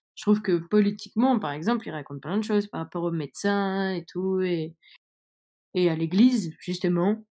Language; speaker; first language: French; native; French